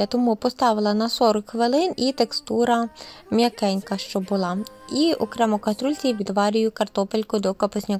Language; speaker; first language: Ukrainian; native; Ukrainian